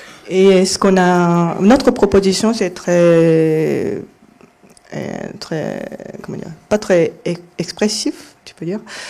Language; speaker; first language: French; non-native, fluent; Japanese